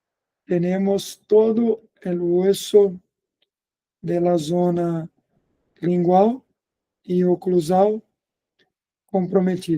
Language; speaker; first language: Spanish; non-native, fluent; Portuguese